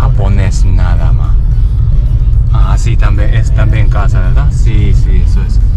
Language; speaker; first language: Spanish; non-native, learner; Japanese